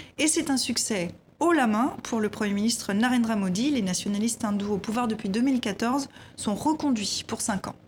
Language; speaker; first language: French; native; French